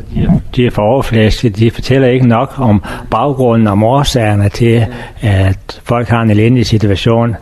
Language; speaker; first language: Danish; native; Danish